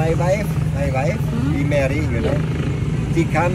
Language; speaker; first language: English; non-native, learner; German